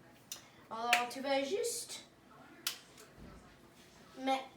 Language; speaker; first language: French; non-native, learner; English